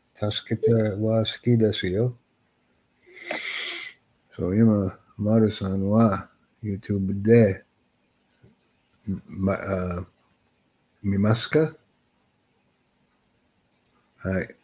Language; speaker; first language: Japanese; non-native, learner; English